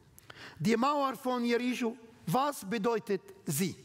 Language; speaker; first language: German; non-native, learner; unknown